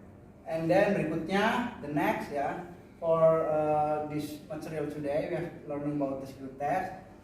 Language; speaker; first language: English; non-native, learner; Indonesian